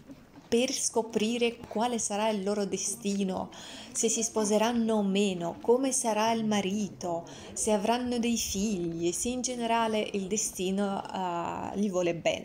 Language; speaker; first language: Italian; non-native, fluent; Russian